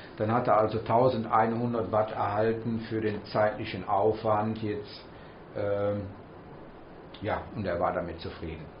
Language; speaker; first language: German; native; German